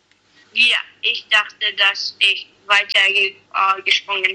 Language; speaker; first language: German; non-native, learner; English